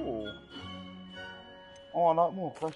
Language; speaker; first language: English; native; English